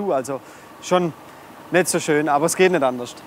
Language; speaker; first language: German; native; German